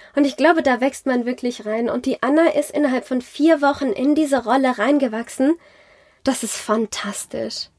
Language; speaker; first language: German; native; German